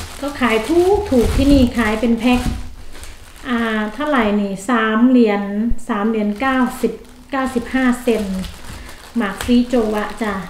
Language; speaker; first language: Thai; non-native, local second language; Northeastern Thai